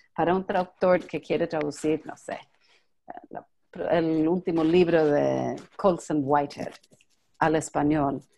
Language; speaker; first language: Spanish; non-native, fluent; English